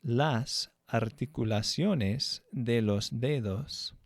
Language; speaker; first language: Spanish; non-native, fluent; English